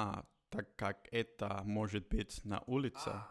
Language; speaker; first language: Russian; non-native, learner; Spanish